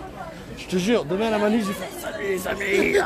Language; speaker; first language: French; native; French